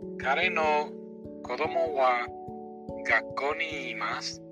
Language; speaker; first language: Japanese; non-native, learner; English